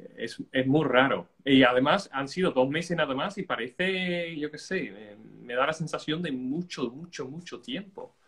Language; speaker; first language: Spanish; non-native, fluent; English